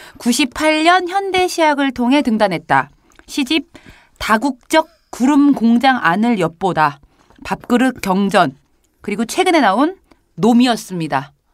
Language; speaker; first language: Korean; native; Korean